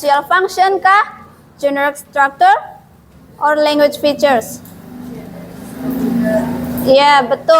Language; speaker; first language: English; non-native, fluent; Indonesian